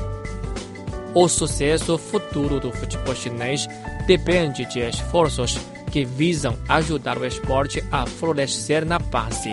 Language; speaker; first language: Portuguese; non-native, fluent; Chinese